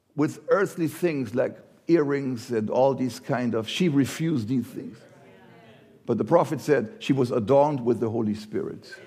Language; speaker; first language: English; non-native, fluent; German